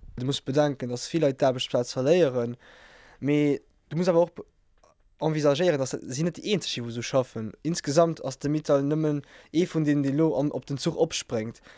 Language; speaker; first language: Luxembourgish; non-native, fluent; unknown